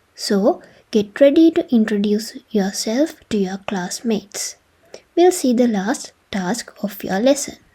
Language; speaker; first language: English; non-native, local second language; Sinhala